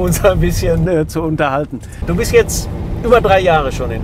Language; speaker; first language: German; native; German